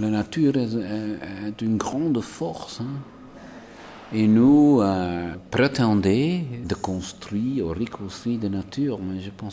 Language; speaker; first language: French; non-native, local second language; Dutch